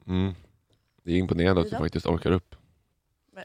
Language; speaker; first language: Swedish; native; Swedish